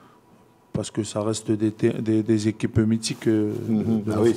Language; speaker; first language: French; non-native, fluent; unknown